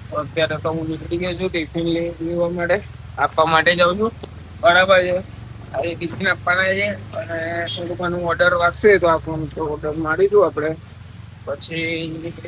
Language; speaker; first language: Gujarati; native; Gujarati